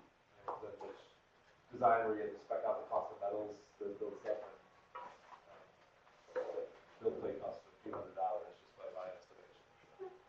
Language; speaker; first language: English; native; English